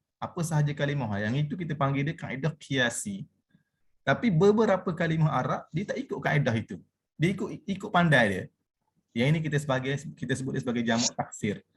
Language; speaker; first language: Malay; native; Malay